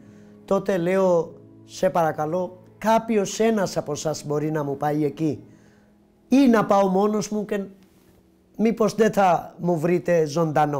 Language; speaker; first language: Greek; non-native, fluent; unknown